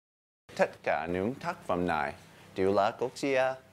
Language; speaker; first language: Vietnamese; non-native, learner; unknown